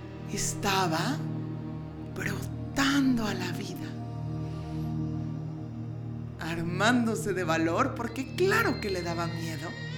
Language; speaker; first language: Spanish; native; Spanish